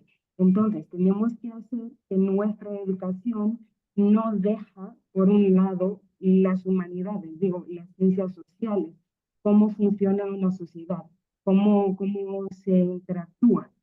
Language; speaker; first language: Spanish; non-native, fluent; Akan